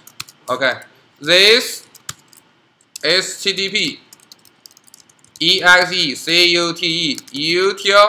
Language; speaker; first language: English; non-native, learner; Chinese